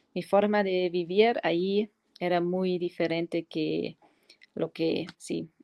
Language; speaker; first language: Spanish; non-native, fluent; German